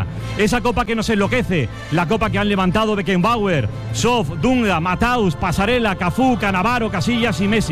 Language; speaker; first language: Spanish; native; Spanish